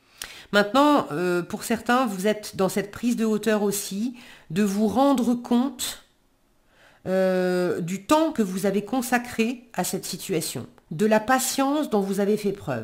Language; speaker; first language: French; native; French